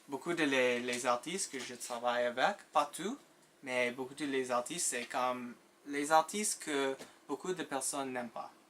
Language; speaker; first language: French; non-native, local second language; English